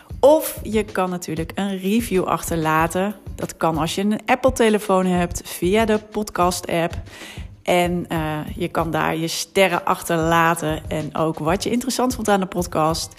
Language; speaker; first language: Dutch; native; Dutch